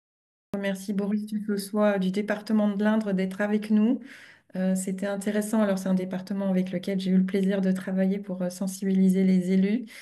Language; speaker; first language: French; native; French